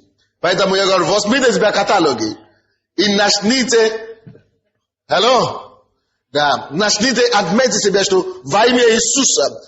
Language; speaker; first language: Russian; non-native, fluent; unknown